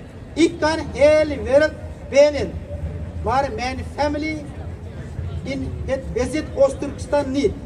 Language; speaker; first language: Dutch; non-native, learner; Uyghur